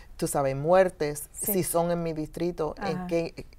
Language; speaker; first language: Spanish; early bilingual, heritage; Spanish